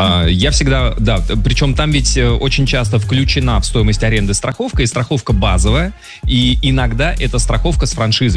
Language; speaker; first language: Russian; native; Russian